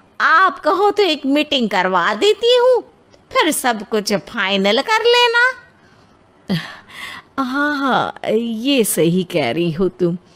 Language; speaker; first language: Hindi; native; Hindi